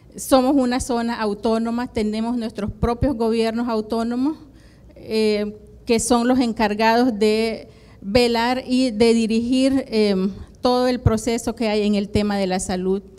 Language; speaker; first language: Spanish; native; Spanish